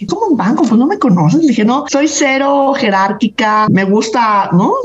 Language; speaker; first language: Spanish; native; Spanish